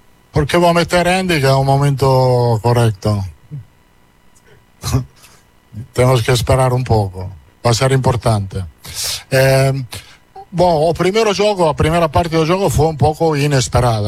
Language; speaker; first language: Portuguese; non-native, learner; Italian